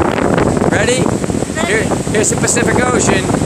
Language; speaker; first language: English; native; English